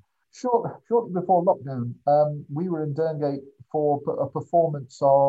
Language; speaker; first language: English; native; English